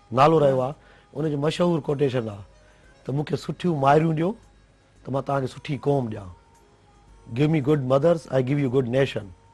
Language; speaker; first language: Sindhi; native; Sindhi